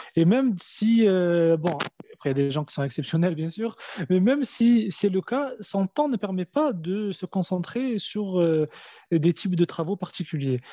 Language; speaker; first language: French; early bilingual, other home language; Arabic